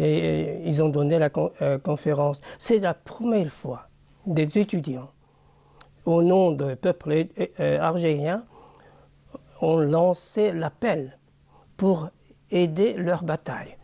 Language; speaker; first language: French; non-native, fluent; Japanese